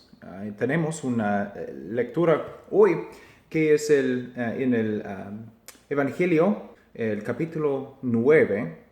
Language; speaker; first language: Spanish; non-native, fluent; English